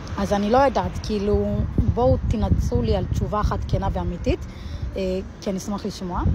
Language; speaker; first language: Hebrew; early bilingual, other home language; Amharic